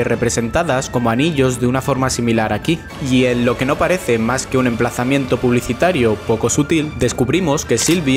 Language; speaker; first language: Spanish; native; Spanish